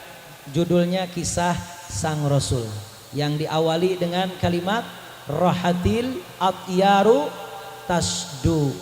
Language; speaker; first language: Indonesian; native; Indonesian